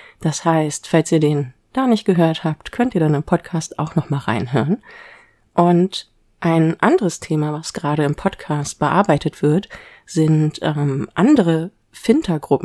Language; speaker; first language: German; native; German